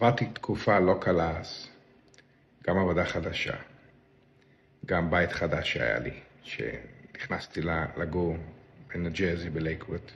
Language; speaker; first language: Hebrew; non-native, local second language; Yiddish